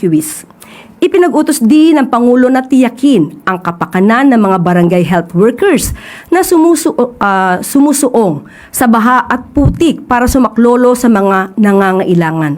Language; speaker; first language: Filipino; native; Filipino